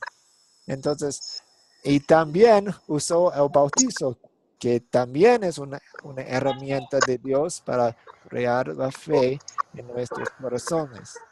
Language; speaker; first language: Spanish; non-native, fluent; English